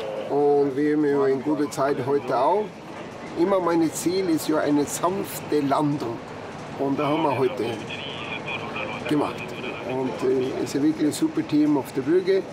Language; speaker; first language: German; non-native, fluent; Norwegian